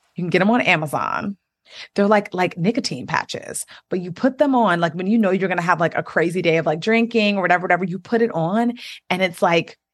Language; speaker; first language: English; native; English